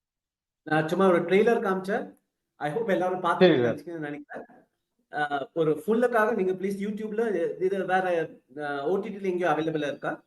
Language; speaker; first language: Tamil; early bilingual, heritage; Tamil